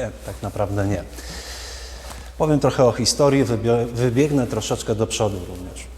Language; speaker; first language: Polish; native; Polish